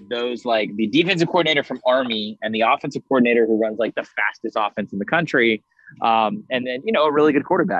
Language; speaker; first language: English; native; English